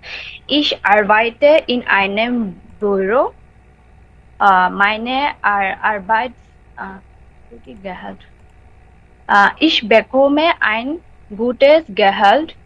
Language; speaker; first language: German; non-native, learner; Bangla